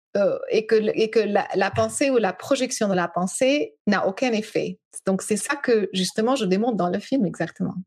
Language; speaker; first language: French; early bilingual, other home language; English